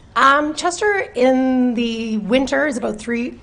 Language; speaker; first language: English; native; English